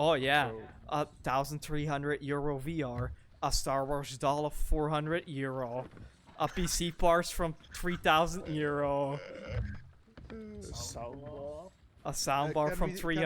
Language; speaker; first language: English; non-native, fluent; Dutch